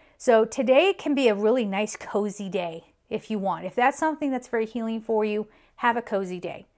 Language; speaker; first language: English; native; English